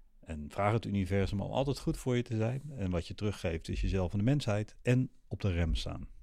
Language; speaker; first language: Dutch; native; Dutch